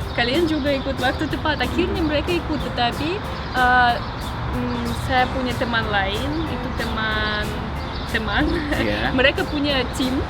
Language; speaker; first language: Indonesian; non-native, fluent; Russian